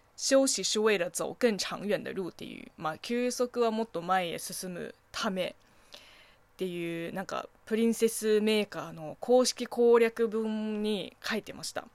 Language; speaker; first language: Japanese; non-native, fluent; Chinese